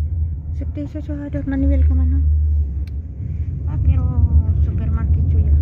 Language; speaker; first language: Arabic; non-native, learner; Filipino